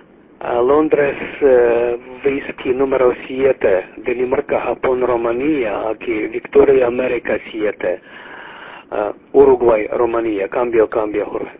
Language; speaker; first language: Spanish; non-native, learner; Russian